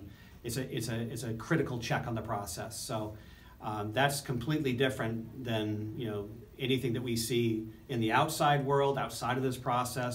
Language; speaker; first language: English; native; English